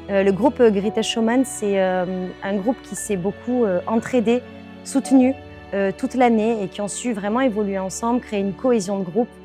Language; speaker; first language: French; native; French